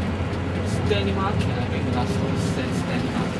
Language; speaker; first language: English; non-native, learner; Chinese